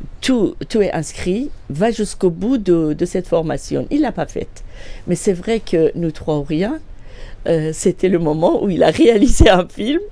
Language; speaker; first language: French; non-native, fluent; Persian